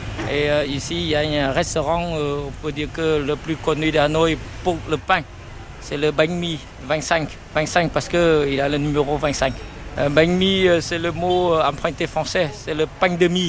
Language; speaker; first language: French; non-native, fluent; Vietnamese